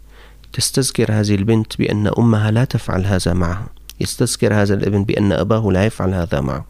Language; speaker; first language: Arabic; native; Arabic